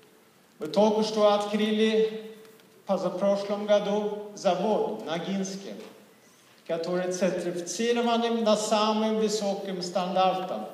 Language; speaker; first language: Russian; non-native, fluent; Swedish